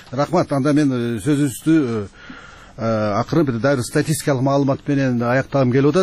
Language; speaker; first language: Kyrgyz; native; Kyrgyz